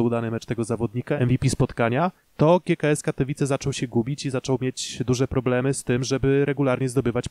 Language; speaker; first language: Polish; native; Polish